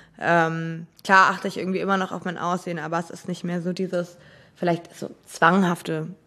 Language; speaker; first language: German; native; German